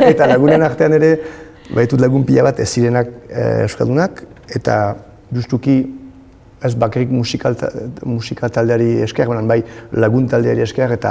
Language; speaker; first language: Basque; non-native, local second language; French